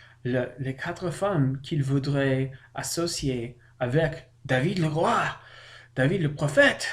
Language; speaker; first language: French; non-native, learner; English